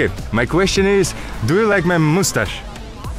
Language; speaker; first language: English; non-native, learner; Russian